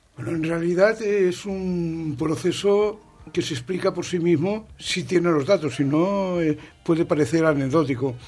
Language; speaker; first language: Spanish; non-native, local second language; Catalan